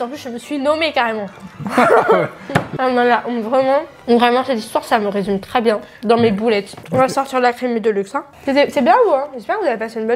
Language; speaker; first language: French; native; French